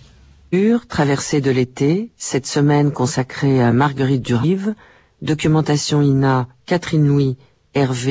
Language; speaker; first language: French; native; French